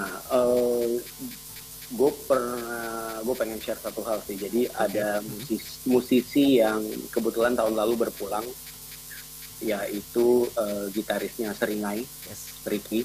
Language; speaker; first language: Indonesian; native; Indonesian